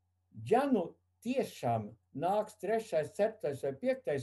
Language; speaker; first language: Latvian; native; Latvian